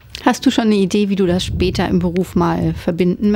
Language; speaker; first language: German; native; German